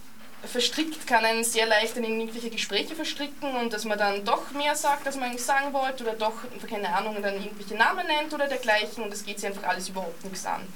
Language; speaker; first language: German; native; German